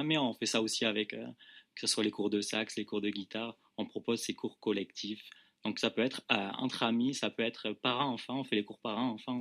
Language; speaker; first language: French; native; French